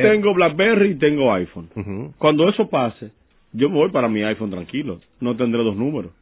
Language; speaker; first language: Spanish; native; Spanish